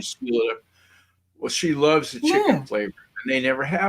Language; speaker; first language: English; native; English